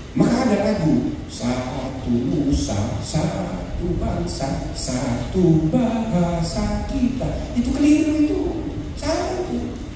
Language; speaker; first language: Indonesian; native; Indonesian